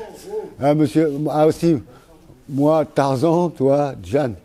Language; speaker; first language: French; native; French